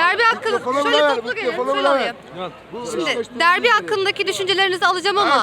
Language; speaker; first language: Turkish; native; Turkish